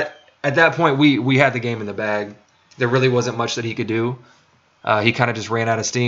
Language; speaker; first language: English; native; English